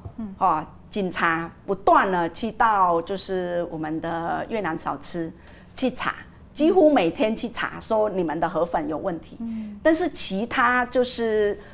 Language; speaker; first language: Chinese; non-native, fluent; Vietnamese